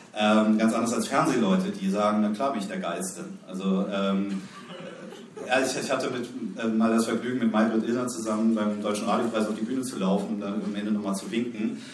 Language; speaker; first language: German; native; German